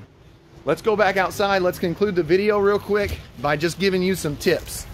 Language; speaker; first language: English; native; English